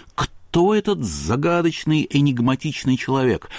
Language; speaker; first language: Russian; native; Russian